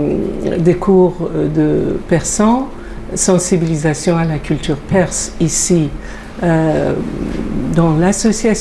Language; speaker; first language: French; non-native, fluent; Persian